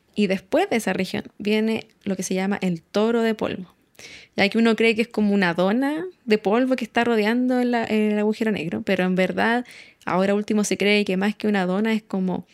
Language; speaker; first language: Spanish; native; Spanish